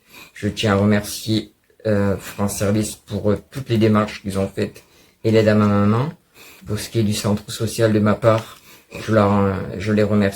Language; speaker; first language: French; native; French